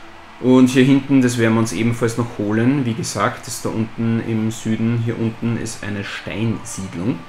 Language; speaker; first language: German; native; German